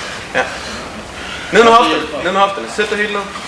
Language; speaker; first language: Danish; native; Danish